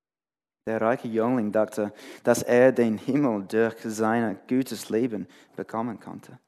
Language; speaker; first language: German; non-native, fluent; English